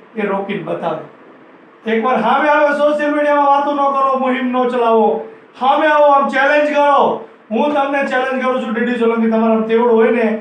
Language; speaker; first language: Gujarati; native; Gujarati